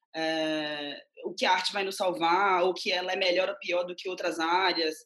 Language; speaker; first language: Portuguese; native; Portuguese